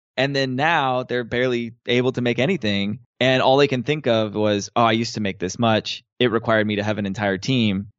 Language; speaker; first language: English; native; English